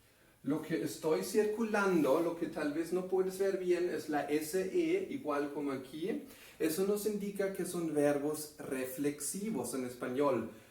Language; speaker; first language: Spanish; non-native, fluent; German